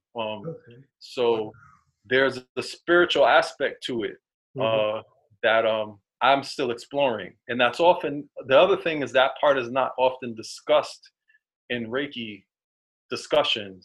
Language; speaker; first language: English; native; English